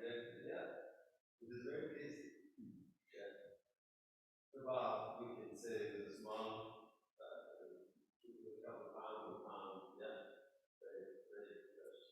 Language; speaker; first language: English; non-native, local second language; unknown